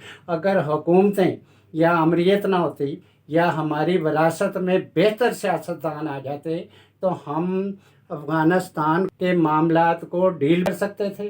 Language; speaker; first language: Urdu; non-native, local second language; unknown